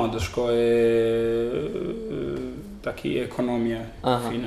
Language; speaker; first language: Polish; non-native, learner; Italian